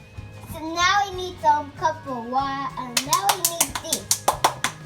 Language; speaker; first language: English; native; English